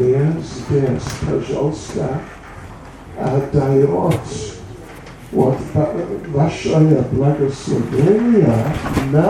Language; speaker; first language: Russian; non-native, learner; English